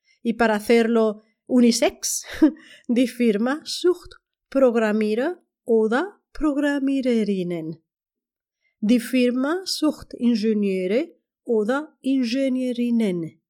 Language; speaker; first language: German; non-native, fluent; Spanish